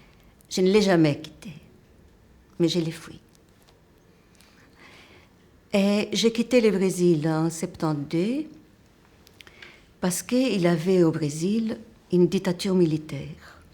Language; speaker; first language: French; non-native, fluent; Portuguese